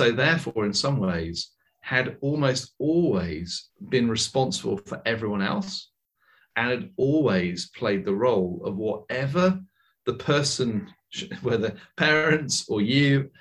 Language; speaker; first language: English; native; English